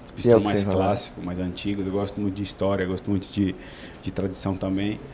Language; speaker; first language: Portuguese; non-native, fluent; Italian